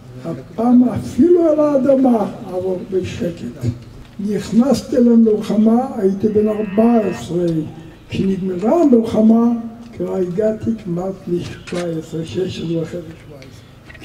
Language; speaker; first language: Hebrew; non-native, fluent; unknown